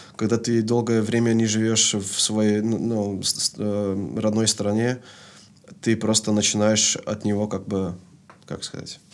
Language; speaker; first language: Russian; non-native, fluent; Dutch